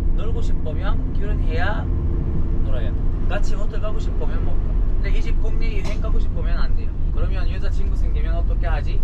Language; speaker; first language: Korean; non-native, fluent; Arabic